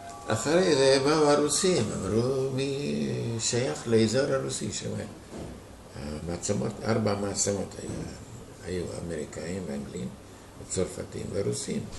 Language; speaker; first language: Hebrew; non-native, fluent; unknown